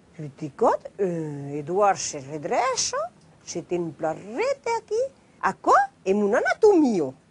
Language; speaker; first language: Occitan; native; Occitan